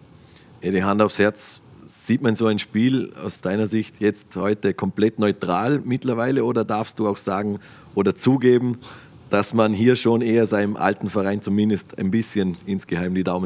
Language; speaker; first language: German; native; German